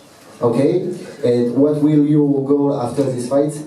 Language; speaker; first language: English; non-native, learner; French